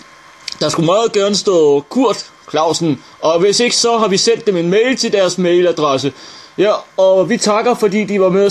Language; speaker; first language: Danish; native; Danish